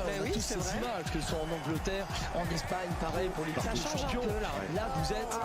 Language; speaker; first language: French; native; French